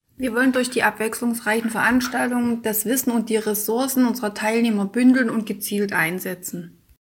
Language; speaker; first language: German; native; German